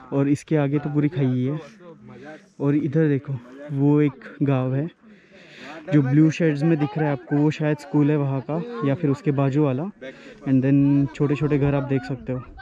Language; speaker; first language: Hindi; non-native, local second language; Marathi